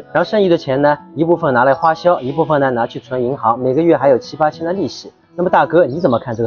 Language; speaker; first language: Chinese; native; Chinese